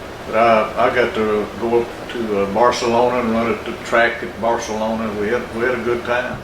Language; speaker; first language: English; native; English